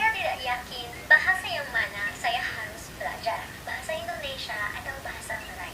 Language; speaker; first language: Indonesian; non-native, fluent; Filipino